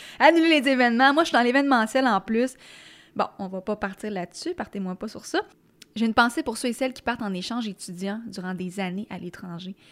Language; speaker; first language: French; native; French